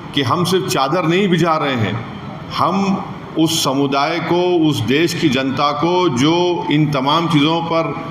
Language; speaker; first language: Hindi; native; Hindi